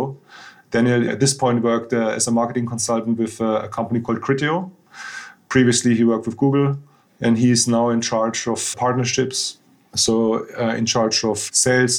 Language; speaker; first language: English; non-native, fluent; German